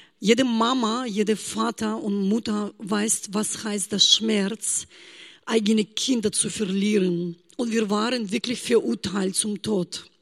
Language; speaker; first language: German; non-native, fluent; Russian